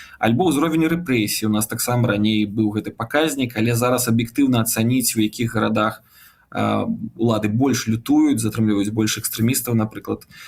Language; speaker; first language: Belarusian; native; Belarusian